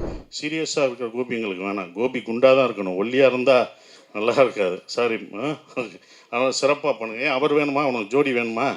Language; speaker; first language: Tamil; native; Tamil